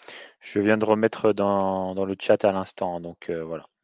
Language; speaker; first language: French; native; French